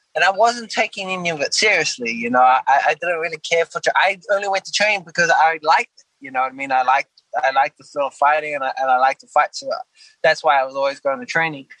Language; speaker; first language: English; native; English